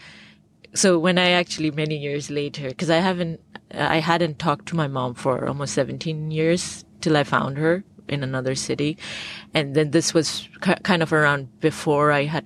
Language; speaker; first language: English; non-native, local second language; Bangla